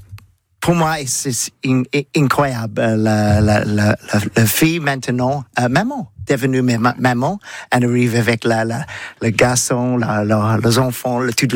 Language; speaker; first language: French; non-native, learner; English